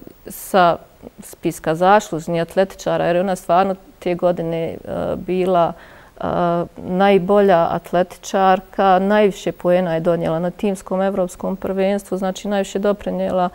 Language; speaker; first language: Croatian; native; Croatian